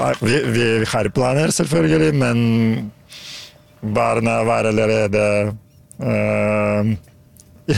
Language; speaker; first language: Norwegian; non-native, learner; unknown